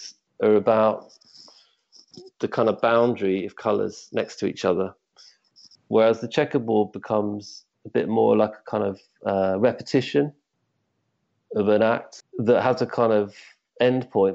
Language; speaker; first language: English; native; English